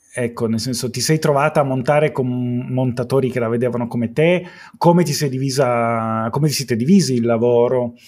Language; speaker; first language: Italian; native; Italian